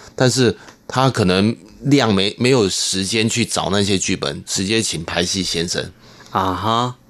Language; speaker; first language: Chinese; non-native, local second language; Hakka Chinese